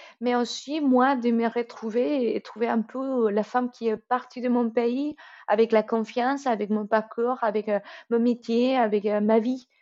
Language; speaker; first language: French; non-native, fluent; Spanish